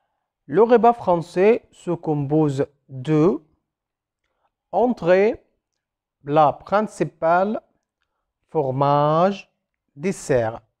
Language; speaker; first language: French; non-native, fluent; Arabic